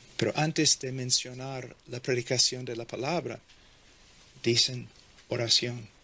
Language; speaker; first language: Spanish; non-native, fluent; English